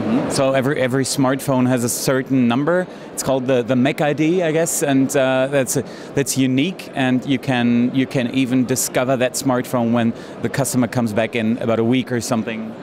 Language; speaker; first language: English; non-native, fluent; German